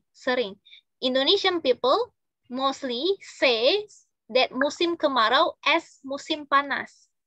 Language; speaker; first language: English; non-native, fluent; Indonesian